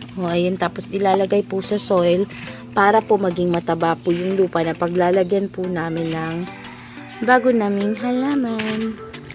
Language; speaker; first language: Filipino; non-native, local second language; Cebuano